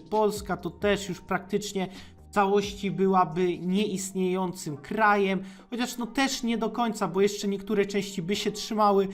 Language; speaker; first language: Polish; native; Polish